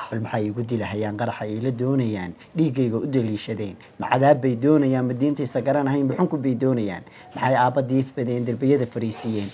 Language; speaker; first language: Somali; early bilingual, heritage; Somali